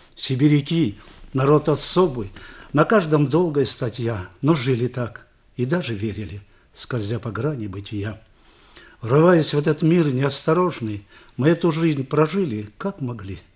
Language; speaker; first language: Russian; native; Russian